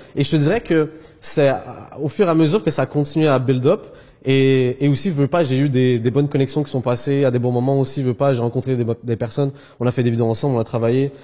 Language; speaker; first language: French; early bilingual, other home language; Arabic